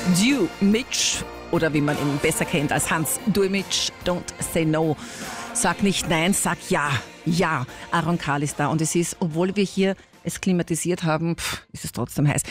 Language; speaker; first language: German; native; German